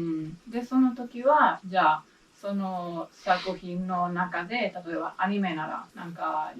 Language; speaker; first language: Japanese; non-native, learner; English